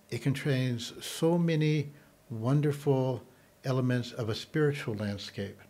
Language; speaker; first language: English; native; English